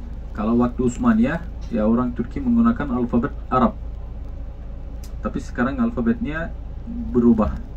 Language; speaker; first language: Indonesian; non-native, fluent; Turkish